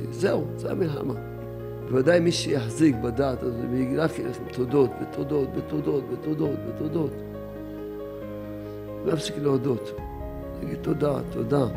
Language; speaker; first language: Hebrew; native; Hebrew